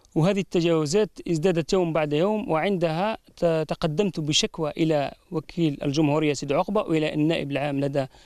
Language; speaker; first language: Arabic; native; Arabic